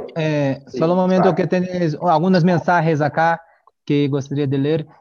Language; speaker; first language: Spanish; non-native, learner; Portuguese